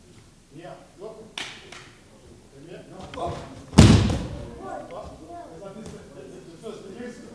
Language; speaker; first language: Dutch; non-native, learner; Lingala